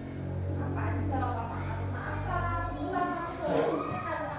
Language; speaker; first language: Indonesian; native; Indonesian